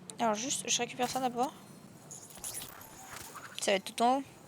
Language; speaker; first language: French; native; French